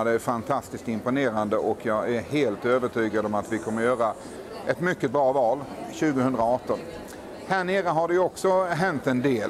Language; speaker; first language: Swedish; native; Swedish